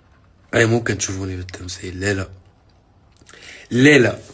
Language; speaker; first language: Arabic; native; Arabic